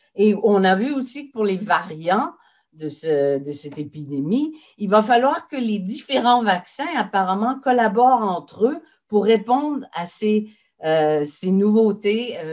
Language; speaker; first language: French; native; French